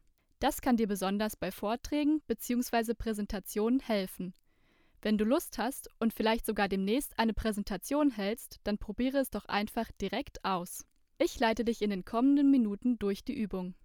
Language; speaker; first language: German; native; German